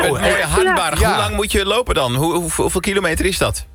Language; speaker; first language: Dutch; native; Dutch